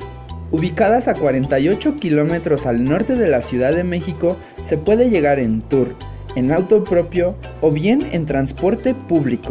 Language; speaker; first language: Spanish; native; Spanish